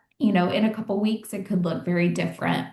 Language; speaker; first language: English; native; English